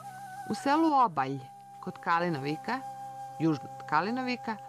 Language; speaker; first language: Croatian; native; Croatian